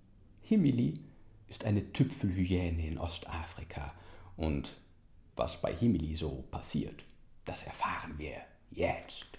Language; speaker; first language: German; native; German